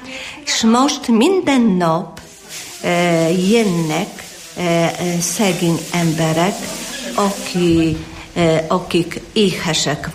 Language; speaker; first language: Hungarian; non-native, learner; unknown